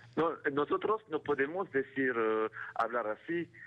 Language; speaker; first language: Spanish; non-native, fluent; French